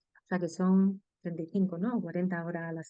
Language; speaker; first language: Spanish; native; Spanish